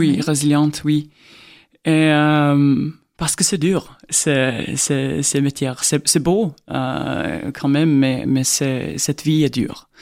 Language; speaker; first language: French; non-native, fluent; Estonian